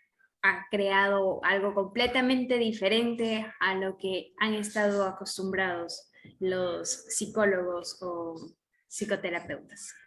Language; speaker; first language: Spanish; native; Spanish